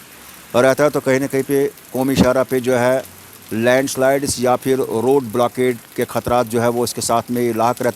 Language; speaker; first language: Hindi; non-native, local second language; Kashmiri